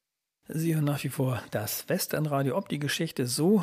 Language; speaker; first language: German; native; German